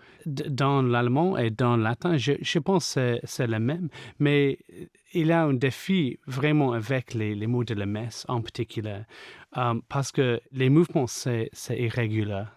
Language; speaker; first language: French; non-native, fluent; English